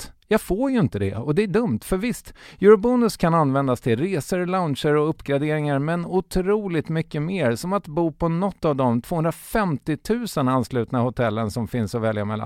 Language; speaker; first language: Swedish; native; Swedish